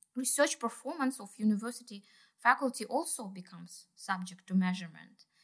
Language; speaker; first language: English; non-native, fluent; Kazakh